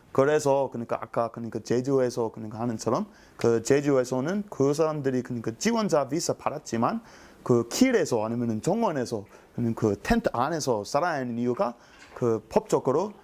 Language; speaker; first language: Korean; non-native, learner; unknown